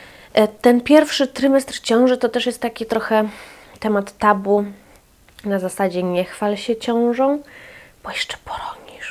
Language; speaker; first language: Polish; native; Polish